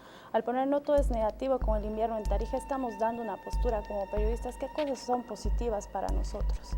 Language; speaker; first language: Spanish; native; Spanish